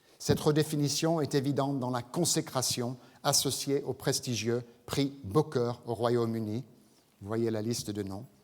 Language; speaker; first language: French; non-native, fluent; English